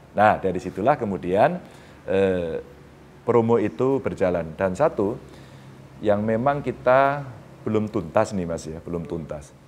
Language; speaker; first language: Indonesian; native; Indonesian